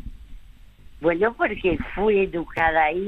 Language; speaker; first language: Spanish; early bilingual, other home language; French